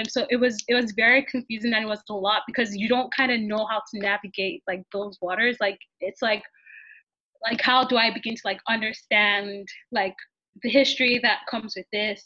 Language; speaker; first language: English; non-native, local second language; Yoruba